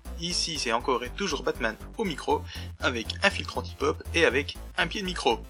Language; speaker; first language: French; native; French